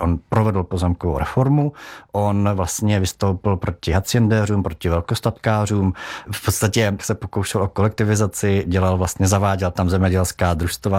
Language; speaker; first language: Czech; native; Czech